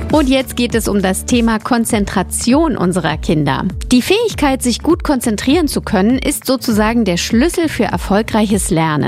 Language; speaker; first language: German; native; German